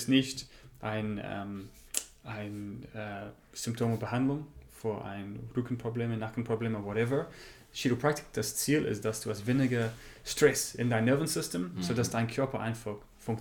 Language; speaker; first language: German; non-native, learner; English